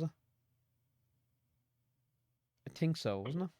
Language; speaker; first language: English; native; English